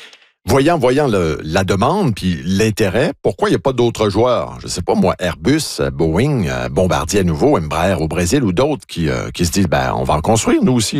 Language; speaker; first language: French; native; French